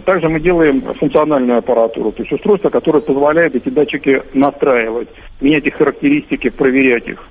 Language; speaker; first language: Russian; native; Russian